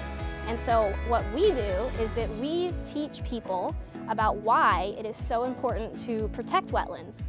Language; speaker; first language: English; native; English